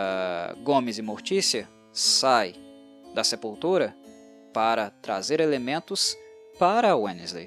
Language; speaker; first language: Portuguese; native; Portuguese